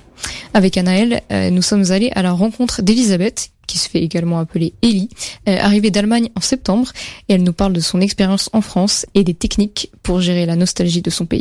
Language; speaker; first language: French; native; French